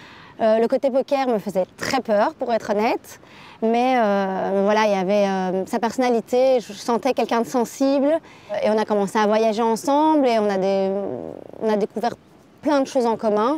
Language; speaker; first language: French; native; French